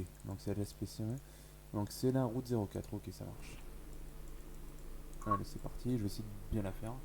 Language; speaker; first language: French; native; French